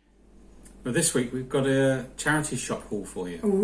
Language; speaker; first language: English; native; English